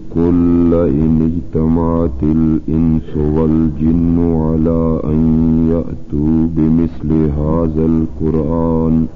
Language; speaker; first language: Urdu; non-native, local second language; Punjabi